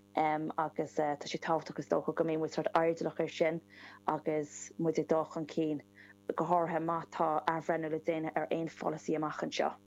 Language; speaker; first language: Irish; non-native, local second language; English